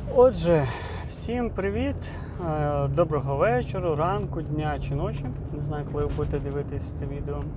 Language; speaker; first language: Ukrainian; non-native, local second language; Russian